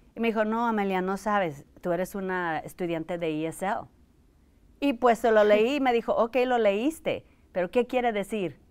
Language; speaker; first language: Spanish; early bilingual, heritage; Spanish